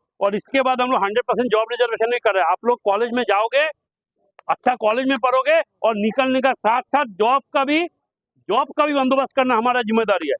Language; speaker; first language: Hindi; non-native, local second language; Bangla